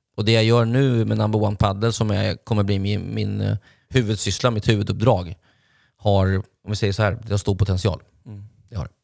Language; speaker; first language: Swedish; native; Swedish